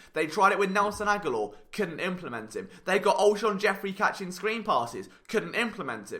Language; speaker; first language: English; native; English